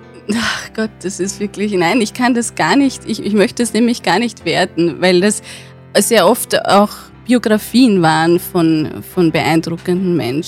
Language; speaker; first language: German; native; German